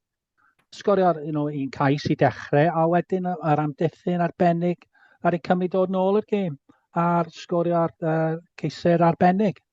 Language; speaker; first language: Welsh; native; Welsh